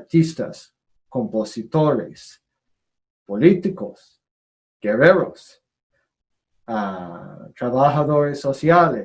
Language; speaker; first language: Spanish; non-native, learner; English